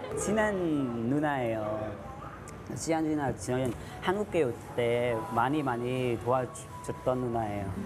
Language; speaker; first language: Korean; non-native, fluent; Vietnamese